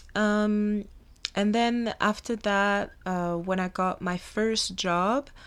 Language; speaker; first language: English; non-native, fluent; French